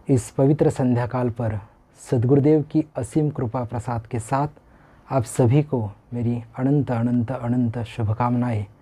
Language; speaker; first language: Hindi; non-native, local second language; Marathi